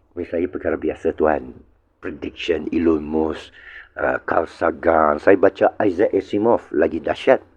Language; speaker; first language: Malay; non-native, local second language; Chinese